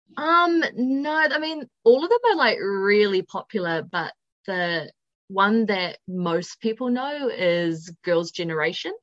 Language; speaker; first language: English; native; English